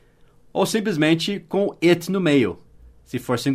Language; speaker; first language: Portuguese; non-native, fluent; English